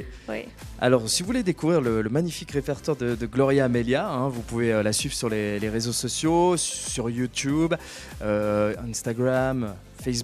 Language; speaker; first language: French; native; French